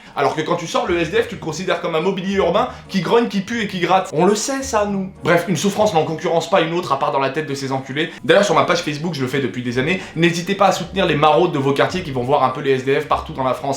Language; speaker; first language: French; native; French